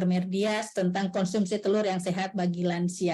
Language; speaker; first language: Malay; native; Malay